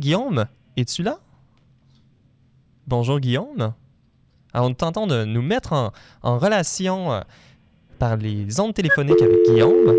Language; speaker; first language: French; native; French